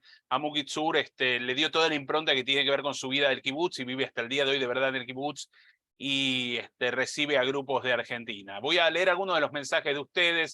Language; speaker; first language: Spanish; native; Spanish